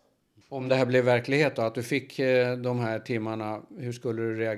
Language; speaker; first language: Swedish; native; Swedish